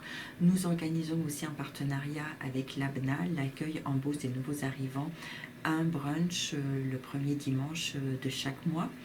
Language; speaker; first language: French; native; French